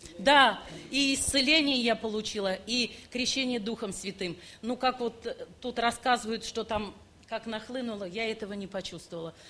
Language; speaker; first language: Russian; native; Russian